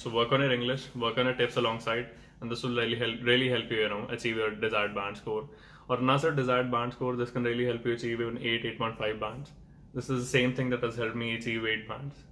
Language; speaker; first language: English; non-native, local second language; Punjabi